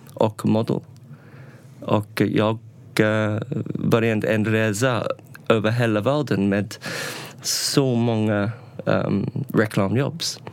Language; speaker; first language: Swedish; non-native, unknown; English